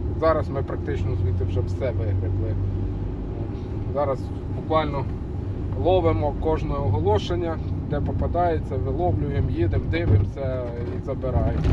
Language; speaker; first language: Ukrainian; native; Ukrainian